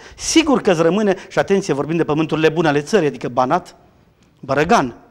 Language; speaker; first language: Romanian; native; Romanian